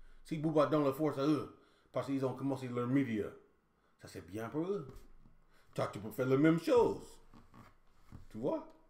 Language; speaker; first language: French; non-native, fluent; English